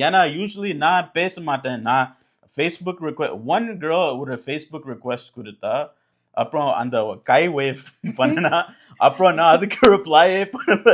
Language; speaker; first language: Tamil; early bilingual, heritage; English